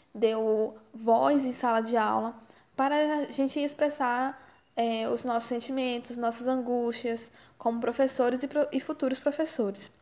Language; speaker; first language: Portuguese; native; Portuguese